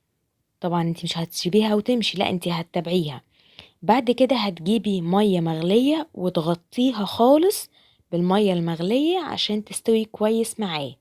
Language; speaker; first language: Arabic; native; Arabic